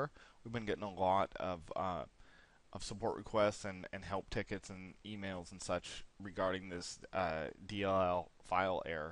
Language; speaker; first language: English; native; English